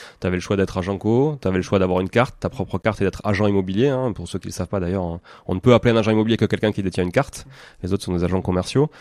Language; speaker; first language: French; native; French